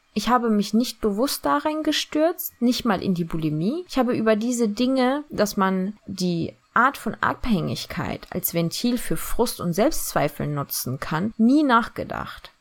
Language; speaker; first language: German; early bilingual, other home language; Turkish